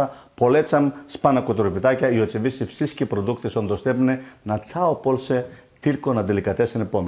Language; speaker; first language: Polish; non-native, learner; Greek